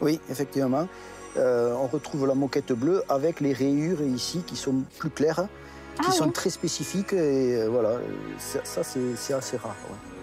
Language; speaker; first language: French; native; French